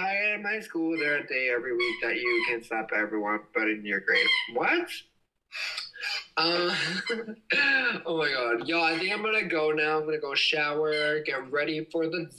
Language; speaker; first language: English; native; English